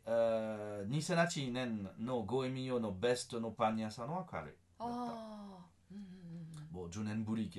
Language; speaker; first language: Japanese; non-native, learner; French